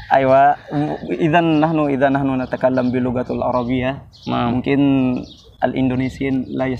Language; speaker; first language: Arabic; non-native, learner; Indonesian